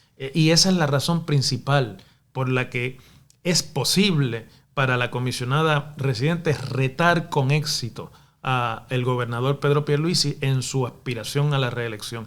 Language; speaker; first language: Spanish; native; Spanish